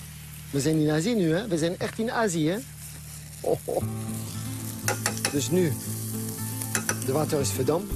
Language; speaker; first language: Dutch; non-native, fluent; French